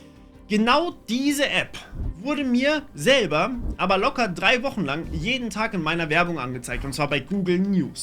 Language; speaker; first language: German; native; German